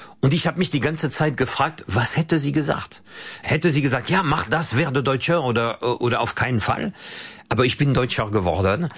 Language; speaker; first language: German; non-native, fluent; French